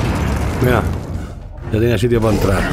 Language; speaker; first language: Spanish; native; Spanish